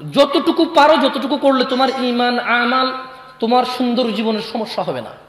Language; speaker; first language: Bangla; early bilingual, heritage; Bangla